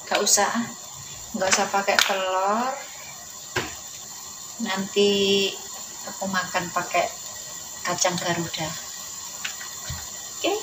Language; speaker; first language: Indonesian; non-native, local second language; Javanese